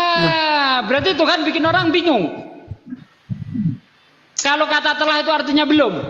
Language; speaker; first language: Indonesian; native; Indonesian